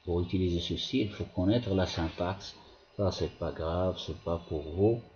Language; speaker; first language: French; non-native, local second language; Arabic